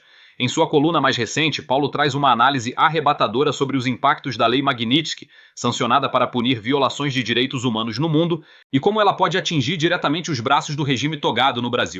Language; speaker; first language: Portuguese; native; Portuguese